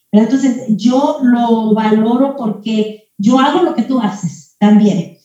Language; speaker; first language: Spanish; early bilingual, heritage; Spanish